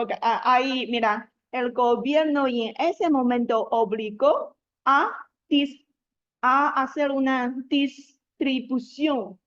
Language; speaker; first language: Spanish; non-native, learner; Chinese